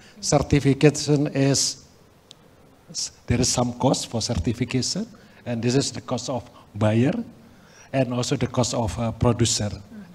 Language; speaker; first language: English; non-native, fluent; Indonesian